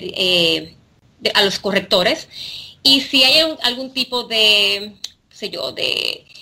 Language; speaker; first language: Spanish; native; Spanish